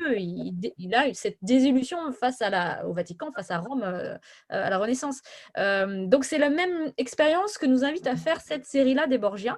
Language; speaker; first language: French; native; French